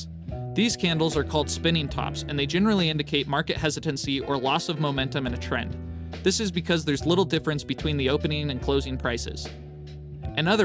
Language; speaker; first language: English; native; English